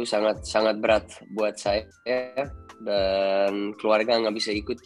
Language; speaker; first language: Indonesian; non-native, fluent; Dutch